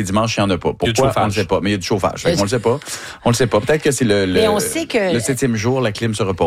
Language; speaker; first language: French; native; French